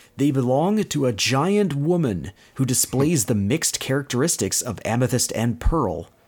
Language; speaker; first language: English; native; English